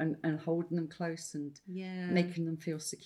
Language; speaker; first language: English; native; English